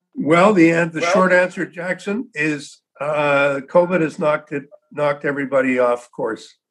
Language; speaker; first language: English; native; English